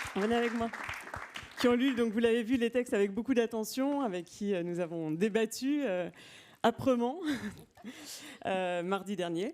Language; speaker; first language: French; native; French